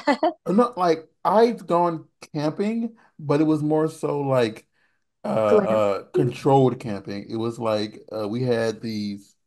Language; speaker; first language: English; native; English